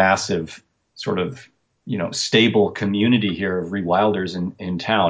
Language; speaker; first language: English; native; English